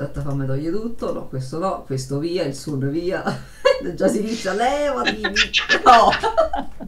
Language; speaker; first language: Italian; native; Italian